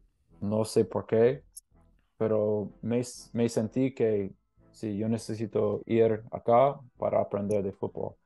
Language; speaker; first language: Spanish; non-native, learner; English